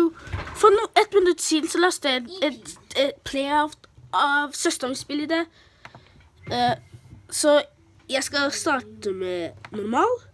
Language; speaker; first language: Norwegian; early bilingual, other home language; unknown